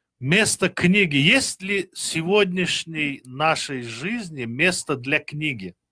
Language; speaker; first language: Russian; non-native, local second language; Uzbek